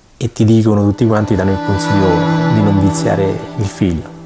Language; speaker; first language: Italian; early bilingual, other home language; Spanish